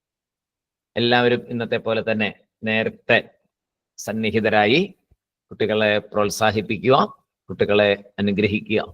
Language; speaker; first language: Malayalam; native; Malayalam